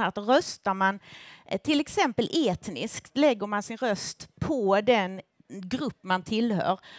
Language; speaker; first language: Swedish; native; Swedish